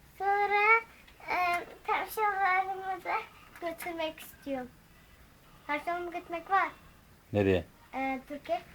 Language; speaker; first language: Turkish; early bilingual, heritage; Turkish